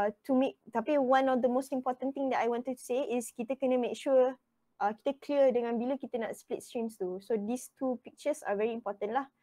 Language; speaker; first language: English; non-native, local second language; Malay